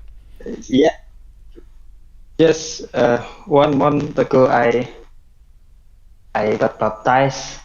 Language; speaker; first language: English; non-native, learner; Indonesian